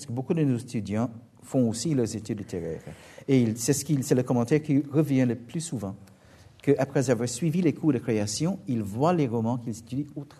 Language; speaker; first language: French; non-native, fluent; English